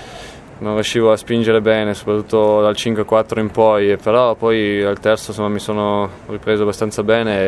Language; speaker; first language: Italian; non-native, local second language; German